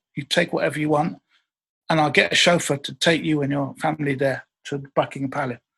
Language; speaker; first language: English; native; English